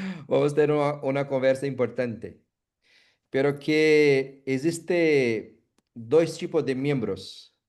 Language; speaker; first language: Spanish; non-native, learner; Portuguese